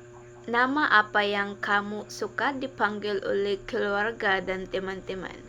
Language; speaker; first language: Indonesian; non-native, learner; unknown